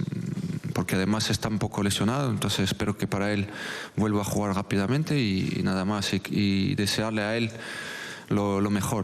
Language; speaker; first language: Spanish; non-native, local second language; French